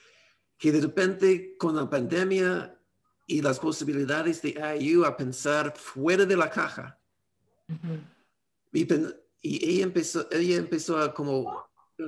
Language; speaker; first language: Spanish; non-native, learner; English